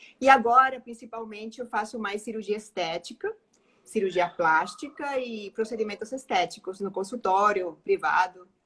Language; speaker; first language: Portuguese; non-native, fluent; Spanish